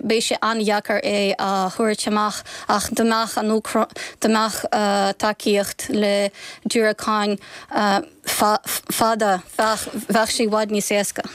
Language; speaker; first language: Irish; non-native, fluent; Ukrainian